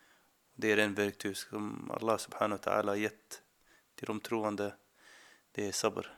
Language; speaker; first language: Swedish; non-native, fluent; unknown